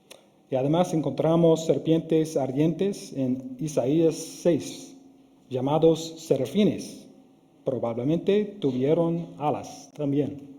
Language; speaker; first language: Spanish; non-native, fluent; English